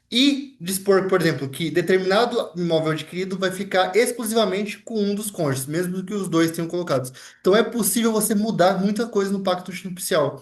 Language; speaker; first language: Portuguese; native; Portuguese